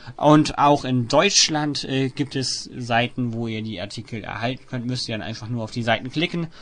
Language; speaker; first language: German; native; German